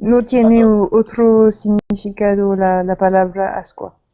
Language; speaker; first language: Spanish; non-native, learner; French